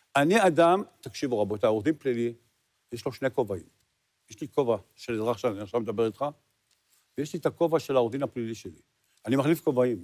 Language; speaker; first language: Hebrew; native; Hebrew